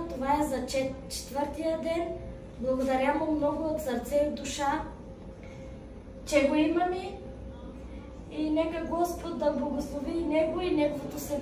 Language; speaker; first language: Bulgarian; non-native, local second language; Turkish